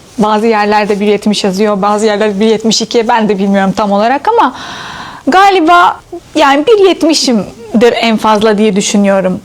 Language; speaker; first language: Turkish; non-native, fluent; Arabic